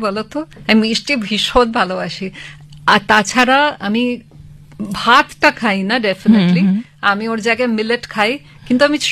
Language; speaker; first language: Bangla; native; Bangla